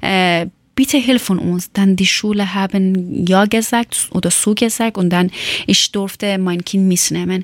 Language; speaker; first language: German; non-native, learner; Persian